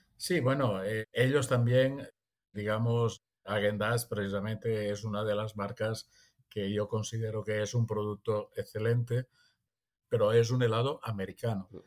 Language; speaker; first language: Spanish; non-native, fluent; Italian